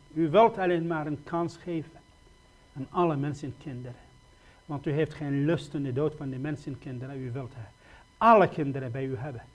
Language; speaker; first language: Dutch; non-native, fluent; Kurdish